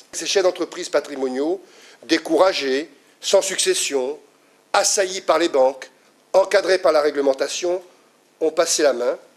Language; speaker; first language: French; native; French